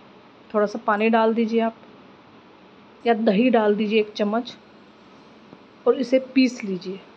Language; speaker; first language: Hindi; native; Hindi